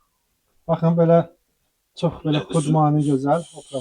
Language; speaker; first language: Turkish; non-native, local second language; Azerbaijani